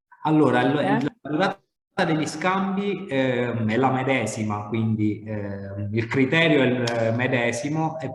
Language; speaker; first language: Italian; native; Italian